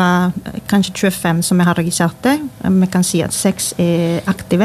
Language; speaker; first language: Norwegian; non-native, fluent; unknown